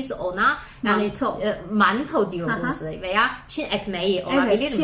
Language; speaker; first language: Turkish; non-native, fluent; Chinese